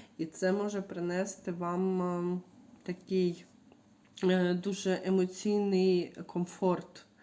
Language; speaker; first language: Ukrainian; non-native, local second language; Russian